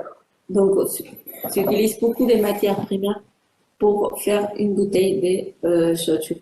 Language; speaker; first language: French; non-native, fluent; Spanish